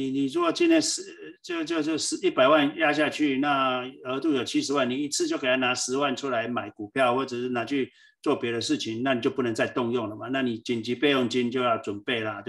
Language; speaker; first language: Chinese; native; Chinese